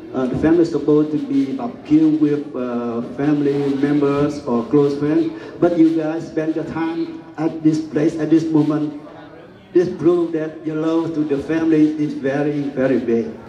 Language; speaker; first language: English; non-native, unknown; Vietnamese